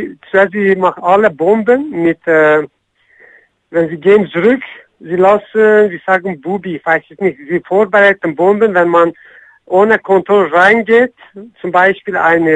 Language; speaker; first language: German; non-native, learner; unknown